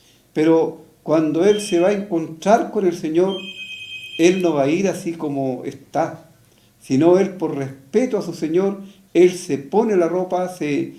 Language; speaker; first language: Spanish; native; Spanish